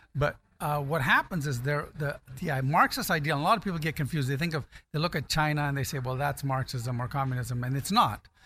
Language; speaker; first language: English; non-native, local second language; Akan